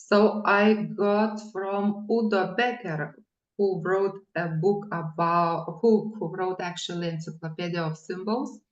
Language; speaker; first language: English; non-native, fluent; Lithuanian